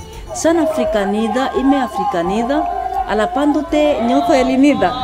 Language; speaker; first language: Greek; non-native, fluent; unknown